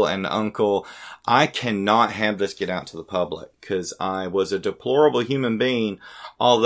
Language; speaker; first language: English; native; English